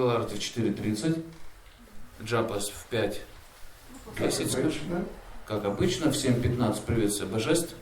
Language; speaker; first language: Russian; native; Russian